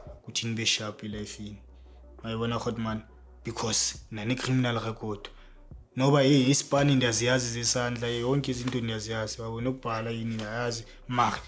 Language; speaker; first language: Zulu; non-native, local second language; Tswana